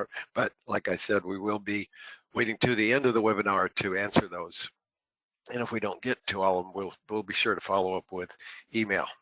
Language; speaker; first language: English; native; English